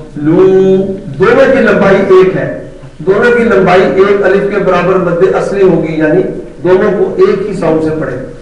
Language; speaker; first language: Urdu; non-native, local second language; Punjabi